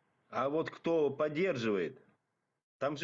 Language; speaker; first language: Russian; native; Russian